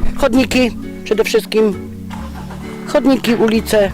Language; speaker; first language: Polish; native; Polish